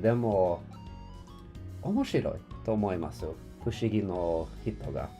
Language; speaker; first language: Japanese; non-native, learner; English